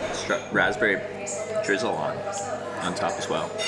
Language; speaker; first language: English; native; English